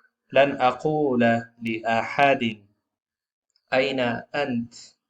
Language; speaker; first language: Arabic; non-native, fluent; Bangla